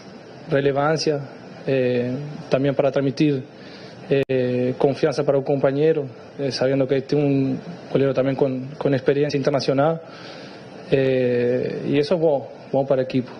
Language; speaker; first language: Portuguese; non-native, fluent; Spanish